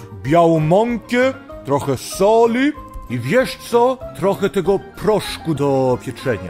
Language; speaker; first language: Polish; early bilingual, heritage; Polish